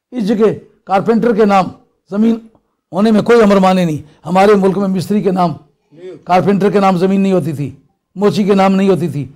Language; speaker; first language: Urdu; non-native, local second language; Punjabi